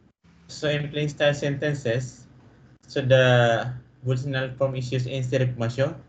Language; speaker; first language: English; non-native, local second language; Filipino